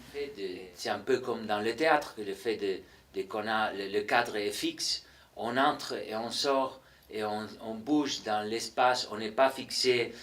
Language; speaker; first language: French; non-native, fluent; Spanish